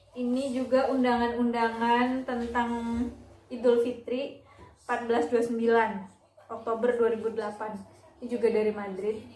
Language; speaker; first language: Indonesian; native; Indonesian